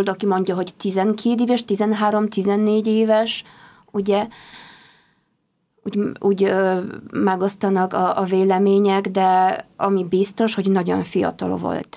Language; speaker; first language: Hungarian; non-native, fluent; Polish